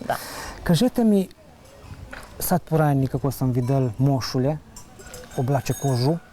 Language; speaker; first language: Bosnian; native; Bosnian